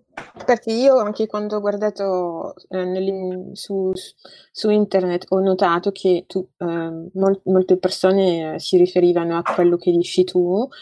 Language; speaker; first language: Italian; non-native, fluent; French